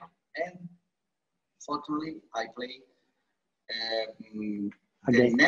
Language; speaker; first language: English; non-native, learner; Italian